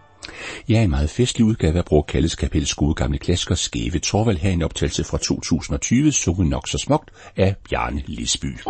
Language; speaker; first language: Danish; native; Danish